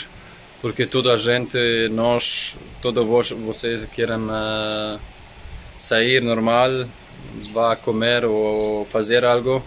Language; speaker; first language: Portuguese; non-native, learner; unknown